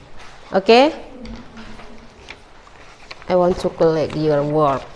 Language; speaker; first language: English; non-native, learner; Indonesian